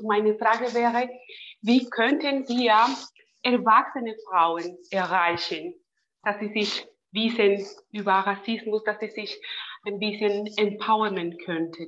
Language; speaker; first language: German; non-native, learner; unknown